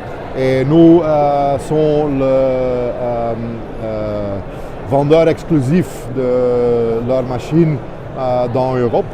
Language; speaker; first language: French; non-native, local second language; Dutch